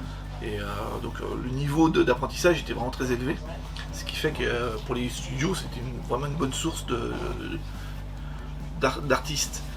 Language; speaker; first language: French; native; French